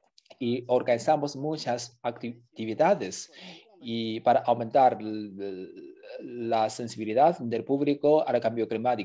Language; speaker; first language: Spanish; non-native, fluent; Chinese